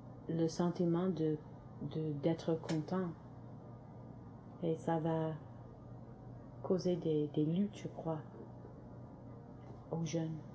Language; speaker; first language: French; non-native, local second language; English